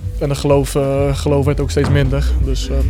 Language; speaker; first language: Dutch; native; Dutch